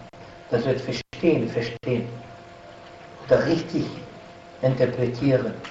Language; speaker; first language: German; non-native, fluent; Arabic